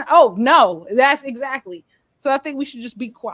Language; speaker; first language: English; native; English